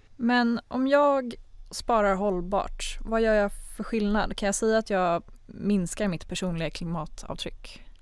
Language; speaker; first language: Swedish; native; Swedish